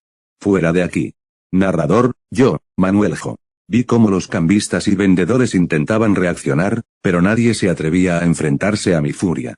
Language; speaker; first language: Spanish; native; Spanish